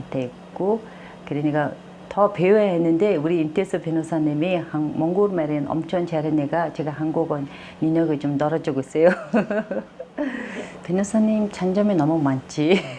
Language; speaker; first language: Korean; non-native, learner; Mongolian